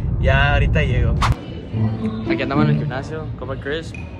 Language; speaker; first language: Spanish; early bilingual, heritage; Spanish